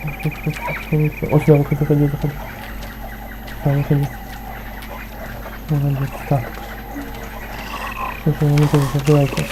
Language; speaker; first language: Russian; native; Russian